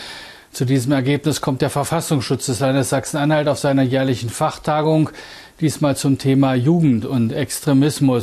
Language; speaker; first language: German; native; German